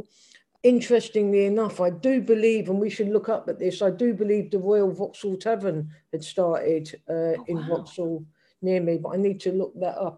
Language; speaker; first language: English; native; English